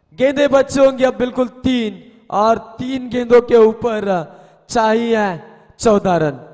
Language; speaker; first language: Hindi; non-native, local second language; Marathi